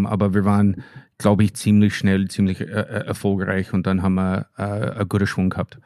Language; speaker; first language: German; non-native, fluent; English